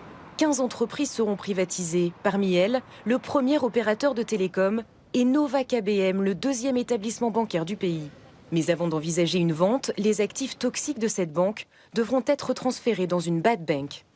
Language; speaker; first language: French; native; French